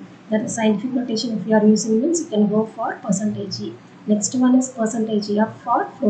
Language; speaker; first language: English; non-native, local second language; Tamil